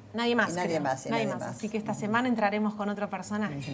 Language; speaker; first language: Spanish; native; Spanish